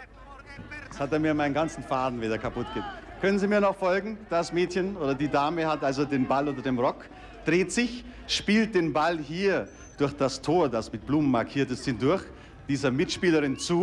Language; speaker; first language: German; native; German